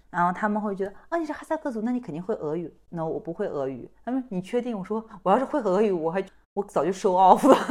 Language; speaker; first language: Chinese; non-native, local second language; Kazakh